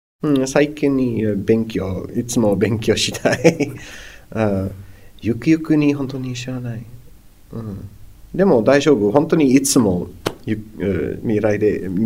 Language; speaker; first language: Japanese; non-native, learner; English